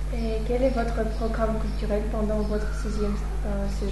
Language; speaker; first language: French; non-native, learner; Russian